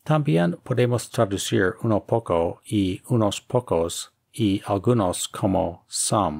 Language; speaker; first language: Spanish; non-native, fluent; English